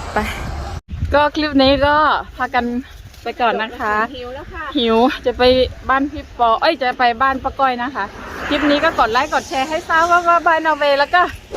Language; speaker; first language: Thai; native; Thai